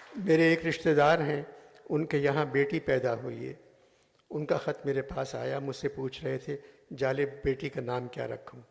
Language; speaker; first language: Urdu; native; Urdu